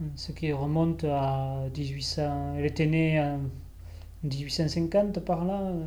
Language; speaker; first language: French; native; French